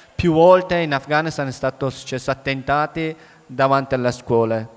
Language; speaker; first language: Italian; early bilingual, other home language; Persian